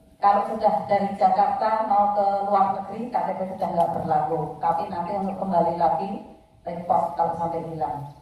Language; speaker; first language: Indonesian; native; Indonesian